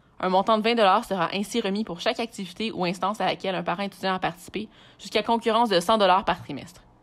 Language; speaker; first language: French; native; French